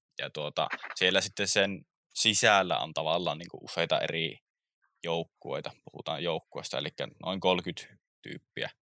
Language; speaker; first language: Finnish; native; Finnish